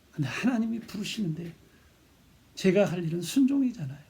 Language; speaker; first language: Korean; native; Korean